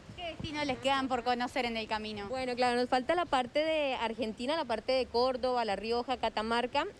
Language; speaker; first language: Spanish; native; Spanish